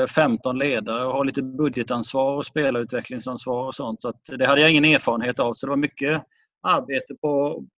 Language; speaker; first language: Swedish; native; Swedish